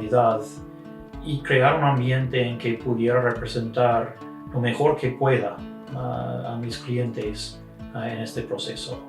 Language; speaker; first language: Spanish; non-native, fluent; English